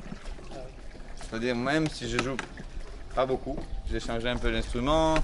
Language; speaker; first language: French; non-native, fluent; Italian